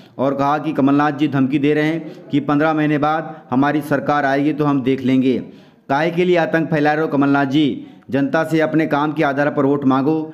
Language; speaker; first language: Hindi; native; Hindi